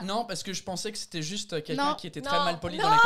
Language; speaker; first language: French; non-native, fluent; English